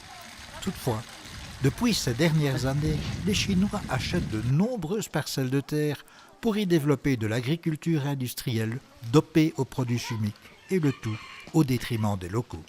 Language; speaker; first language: French; native; French